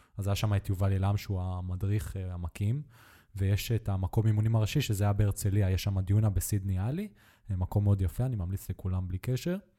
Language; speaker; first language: Hebrew; native; Hebrew